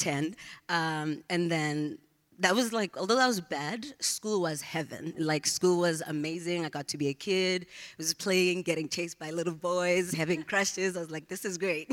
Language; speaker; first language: English; non-native, local second language; Zulu